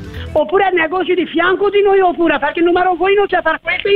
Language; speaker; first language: Italian; non-native, learner; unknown